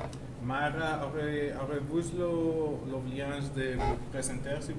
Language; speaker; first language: French; non-native, learner; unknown